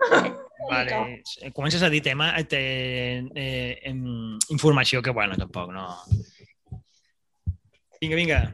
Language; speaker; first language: Catalan; native; Catalan